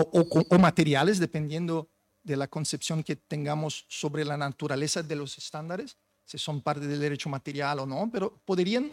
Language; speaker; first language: Spanish; non-native, fluent; Portuguese